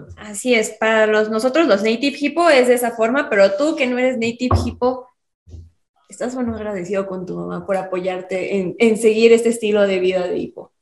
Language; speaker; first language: Spanish; native; Spanish